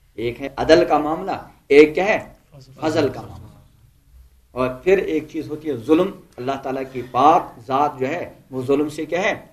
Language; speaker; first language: Urdu; non-native, local second language; Kashmiri